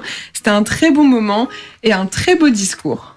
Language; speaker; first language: French; native; French